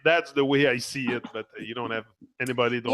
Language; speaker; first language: English; non-native, fluent; French